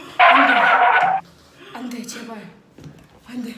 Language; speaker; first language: Korean; non-native, fluent; Arabic